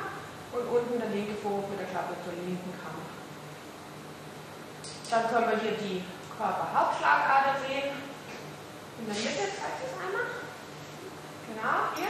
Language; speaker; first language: German; native; German